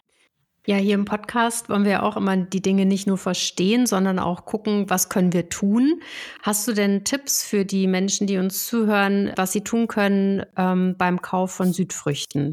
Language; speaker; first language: German; native; German